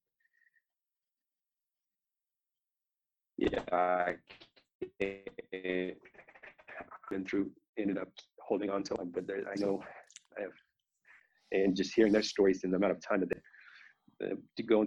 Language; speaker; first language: English; non-native, fluent; Romanian